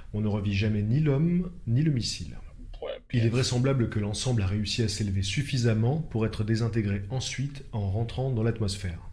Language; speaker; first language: French; native; French